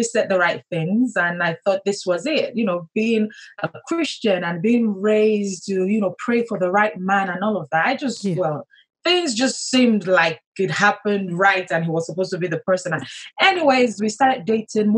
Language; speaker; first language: English; non-native, local second language; Yoruba